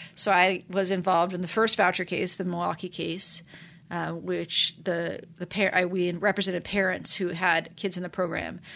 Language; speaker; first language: English; native; English